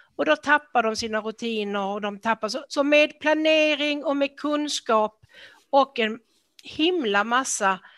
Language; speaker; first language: Swedish; native; Swedish